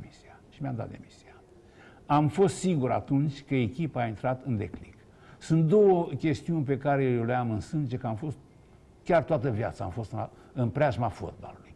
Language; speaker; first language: Romanian; native; Romanian